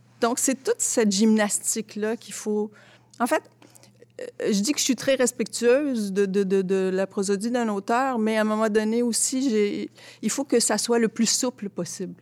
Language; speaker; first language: French; early bilingual, other home language; Arabic